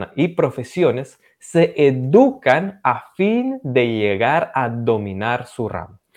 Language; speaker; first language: Spanish; non-native, fluent; Romanian